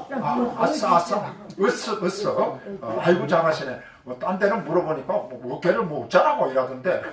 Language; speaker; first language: Korean; native; Korean